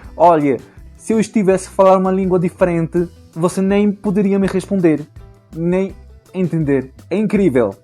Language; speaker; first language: Portuguese; non-native, fluent; Spanish